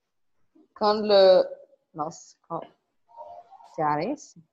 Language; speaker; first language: French; non-native, learner; Portuguese